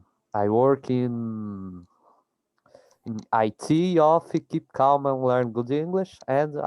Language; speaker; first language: English; non-native, learner; Portuguese